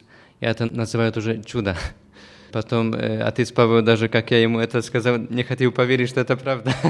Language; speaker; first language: Russian; non-native, fluent; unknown